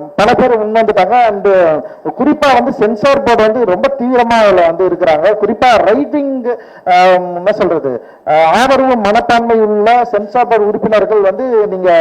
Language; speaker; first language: Tamil; native; Tamil